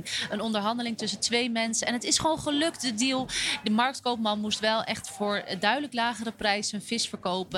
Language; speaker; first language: Dutch; native; Dutch